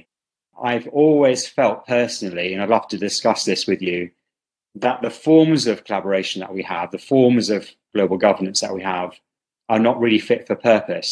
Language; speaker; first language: English; native; English